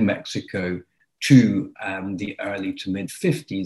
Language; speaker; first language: English; native; English